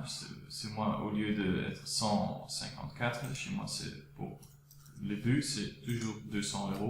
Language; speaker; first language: French; non-native, local second language; Dutch